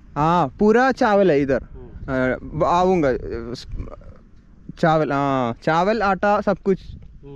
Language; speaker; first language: Hindi; non-native, learner; Malayalam